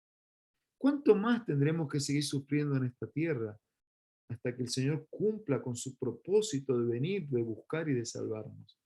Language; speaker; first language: Spanish; native; Spanish